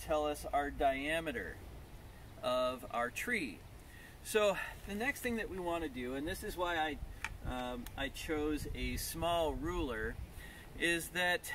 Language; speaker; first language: English; native; English